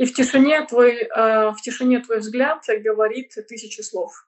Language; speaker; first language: Russian; native; Russian